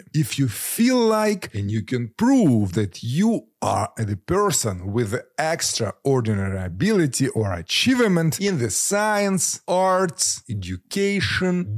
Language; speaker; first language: English; non-native, fluent; Ukrainian